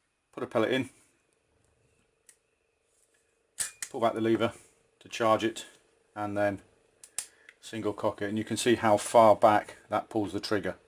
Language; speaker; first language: English; native; English